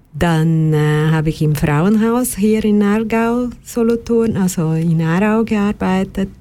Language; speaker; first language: German; non-native, fluent; Portuguese